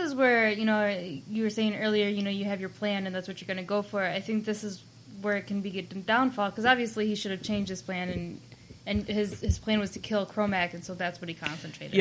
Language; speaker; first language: English; native; English